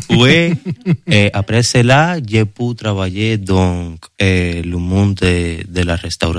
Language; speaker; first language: French; non-native, learner; Spanish